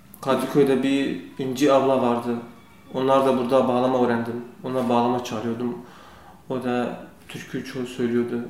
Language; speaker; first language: Turkish; non-native, learner; Kurdish